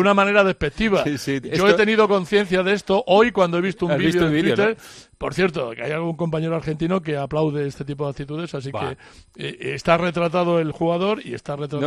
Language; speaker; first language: Spanish; native; Spanish